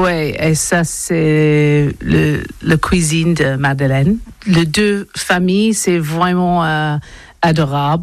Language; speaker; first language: French; non-native, learner; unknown